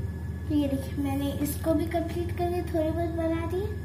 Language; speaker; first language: Hindi; native; Hindi